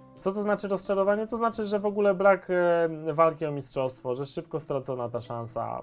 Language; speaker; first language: Polish; native; Polish